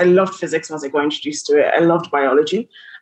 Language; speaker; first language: English; non-native, local second language; Yoruba